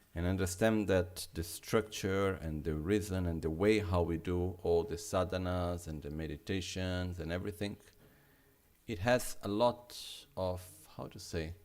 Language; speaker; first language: English; non-native, fluent; Italian